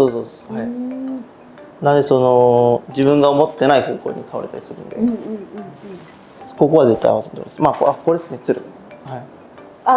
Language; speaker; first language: Japanese; native; Japanese